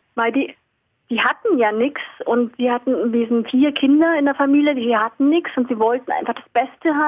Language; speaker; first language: German; early bilingual, other home language; Vietnamese